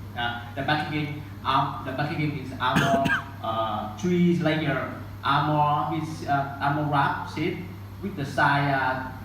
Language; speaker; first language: English; non-native, learner; Vietnamese